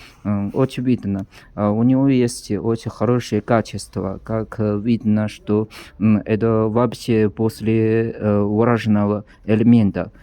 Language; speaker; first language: Russian; non-native, learner; Chinese